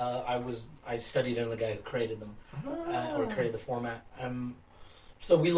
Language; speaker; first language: English; native; English